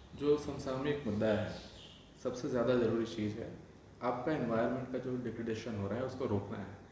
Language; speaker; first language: Hindi; non-native, local second language; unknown